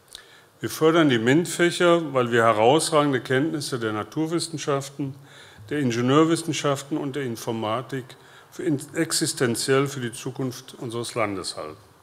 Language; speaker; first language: German; native; German